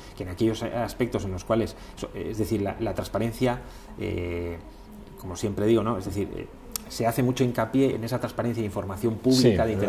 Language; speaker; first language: Spanish; native; Spanish